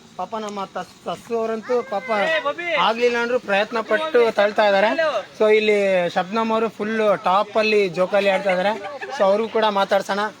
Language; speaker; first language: Kannada; non-native, local second language; Urdu